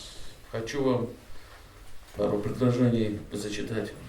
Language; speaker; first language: Russian; native; Russian